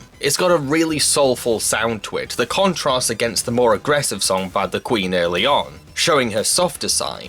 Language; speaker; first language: English; native; English